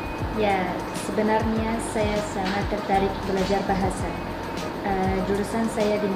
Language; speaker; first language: Indonesian; non-native, learner; Arabic